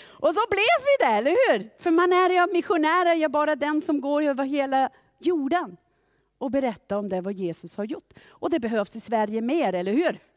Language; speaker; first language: Swedish; non-native, fluent; German